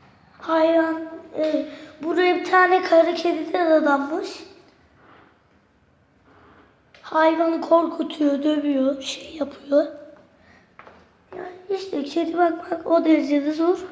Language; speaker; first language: Turkish; native; Turkish